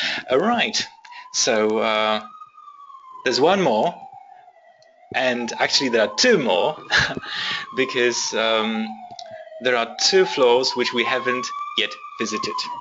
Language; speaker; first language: English; non-native, fluent; Polish